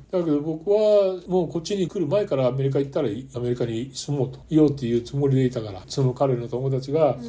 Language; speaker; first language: Japanese; native; Japanese